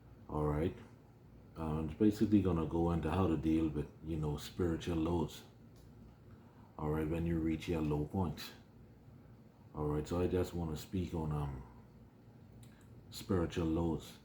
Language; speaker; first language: English; native; English